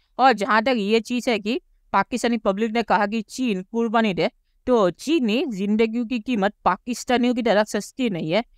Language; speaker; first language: Hindi; native; Hindi